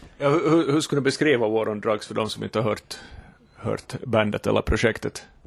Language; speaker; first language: Swedish; native; Swedish